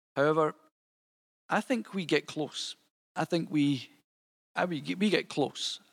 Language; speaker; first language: English; native; English